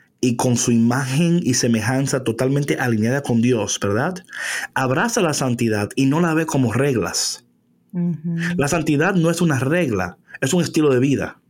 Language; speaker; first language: Spanish; early bilingual, heritage; Spanish